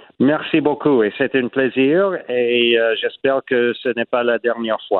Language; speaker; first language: French; non-native, learner; English